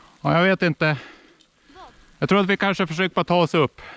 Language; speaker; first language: Swedish; native; Swedish